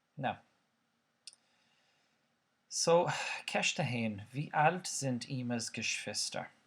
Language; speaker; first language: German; non-native, fluent; Irish